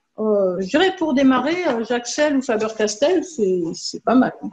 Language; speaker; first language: French; native; French